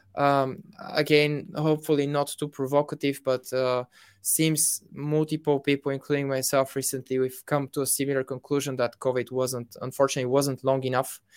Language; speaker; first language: English; non-native, fluent; Bulgarian